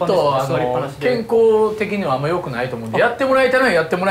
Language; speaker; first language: Japanese; native; Japanese